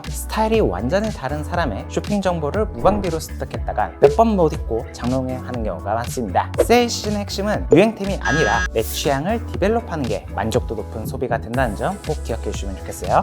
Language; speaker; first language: Korean; native; Korean